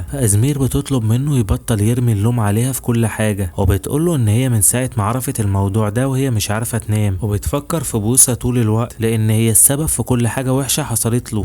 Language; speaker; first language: Arabic; native; Arabic